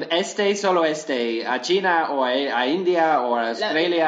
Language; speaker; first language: Spanish; non-native, learner; English